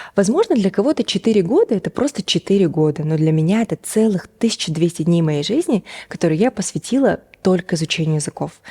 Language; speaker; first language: Russian; non-native, local second language; Kazakh